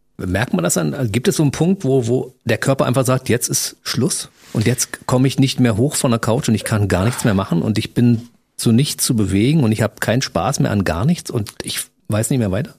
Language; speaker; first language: German; native; German